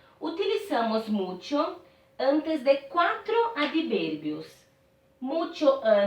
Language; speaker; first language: Spanish; non-native, fluent; Portuguese